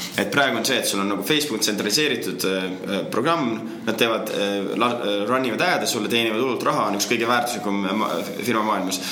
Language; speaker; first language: Estonian; native; Estonian